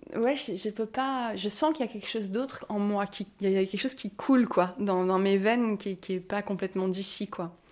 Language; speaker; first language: French; native; French